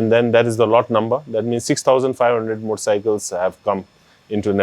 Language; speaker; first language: English; non-native, local second language; Nepali